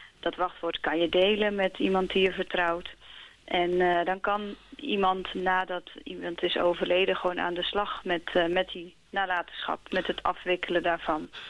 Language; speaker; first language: Dutch; native; Dutch